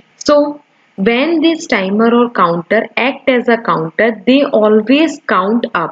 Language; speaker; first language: English; non-native, local second language; Hindi